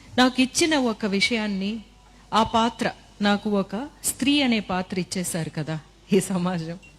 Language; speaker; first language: Telugu; native; Telugu